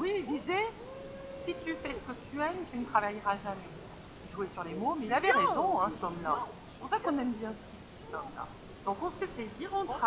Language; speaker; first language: French; native; French